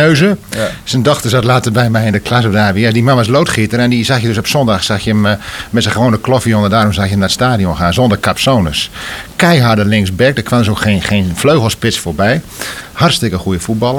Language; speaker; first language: Dutch; native; Dutch